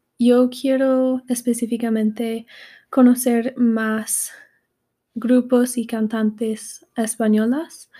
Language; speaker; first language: Spanish; non-native, learner; English